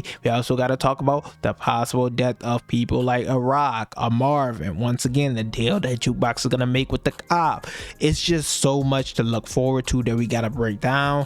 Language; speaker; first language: English; native; English